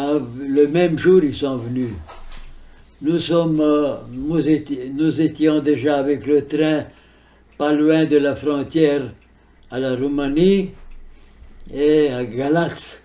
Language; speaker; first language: French; early bilingual, heritage; French